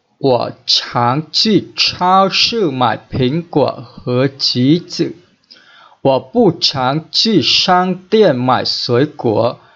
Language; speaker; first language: Chinese; non-native, fluent; Vietnamese